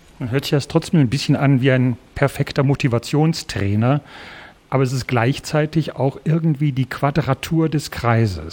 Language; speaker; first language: German; native; German